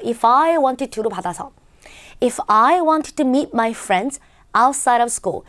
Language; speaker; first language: English; non-native, fluent; Korean